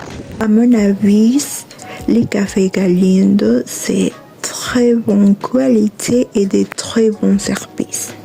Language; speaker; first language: French; non-native, learner; Spanish